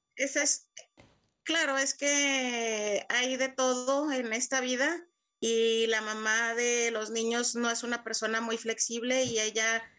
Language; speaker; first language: Spanish; native; Spanish